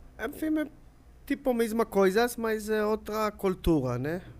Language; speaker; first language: Portuguese; non-native, learner; Hebrew